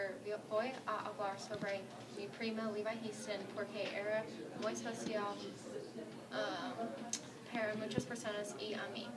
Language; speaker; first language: Spanish; non-native, learner; English